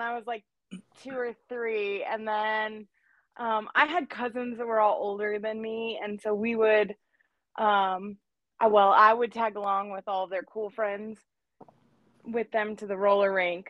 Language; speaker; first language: English; native; English